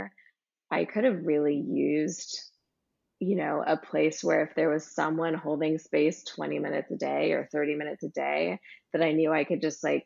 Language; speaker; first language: English; native; English